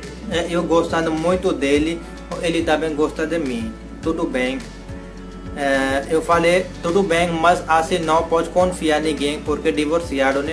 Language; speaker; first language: Portuguese; non-native, learner; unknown